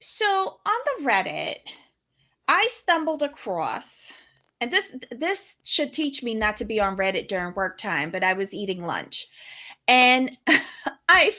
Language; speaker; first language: English; native; English